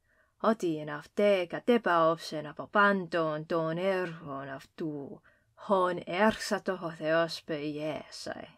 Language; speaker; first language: Greek; non-native, fluent; English